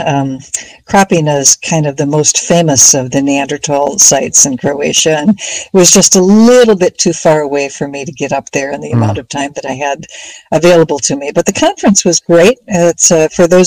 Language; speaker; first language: English; native; English